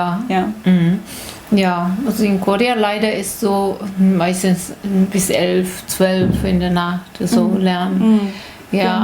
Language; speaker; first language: German; non-native, learner; Korean